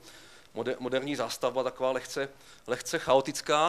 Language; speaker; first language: Czech; native; Czech